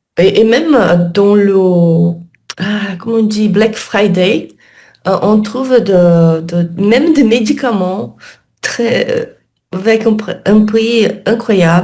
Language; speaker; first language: French; non-native, learner; Portuguese